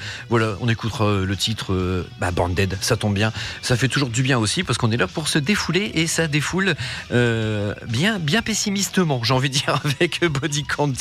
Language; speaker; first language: French; native; French